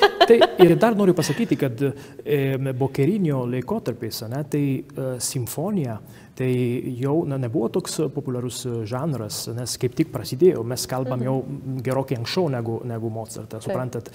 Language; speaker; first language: Lithuanian; non-native, fluent; Italian